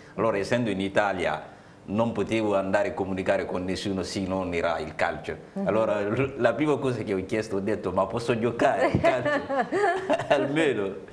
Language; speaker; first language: Italian; non-native, fluent; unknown